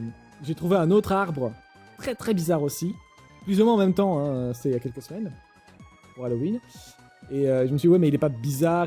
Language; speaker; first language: French; native; French